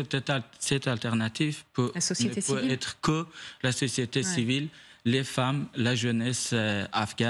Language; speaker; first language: French; non-native, fluent; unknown